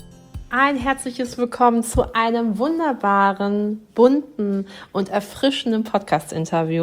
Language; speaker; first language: German; native; German